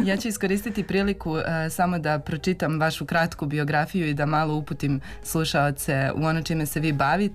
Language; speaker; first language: Serbian; native; Serbian